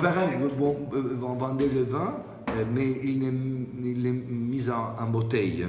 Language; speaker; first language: French; non-native, learner; Italian